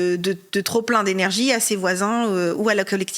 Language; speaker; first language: French; native; French